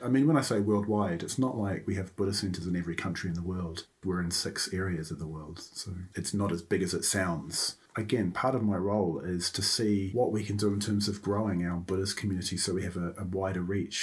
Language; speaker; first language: English; native; English